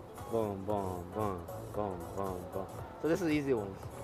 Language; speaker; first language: English; non-native, learner; Japanese